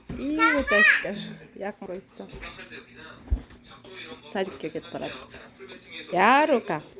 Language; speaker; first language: Korean; non-native, learner; Kazakh